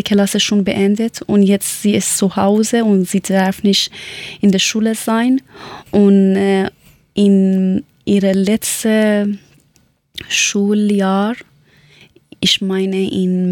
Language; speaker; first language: German; non-native, learner; Persian